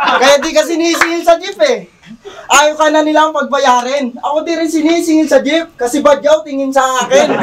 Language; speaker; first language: Filipino; native; Filipino